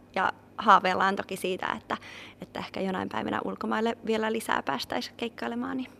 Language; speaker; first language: Finnish; native; Finnish